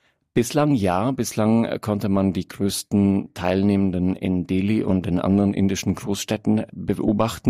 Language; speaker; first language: German; native; German